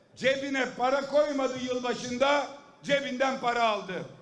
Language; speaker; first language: Turkish; native; Turkish